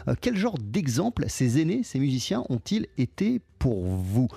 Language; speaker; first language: French; native; French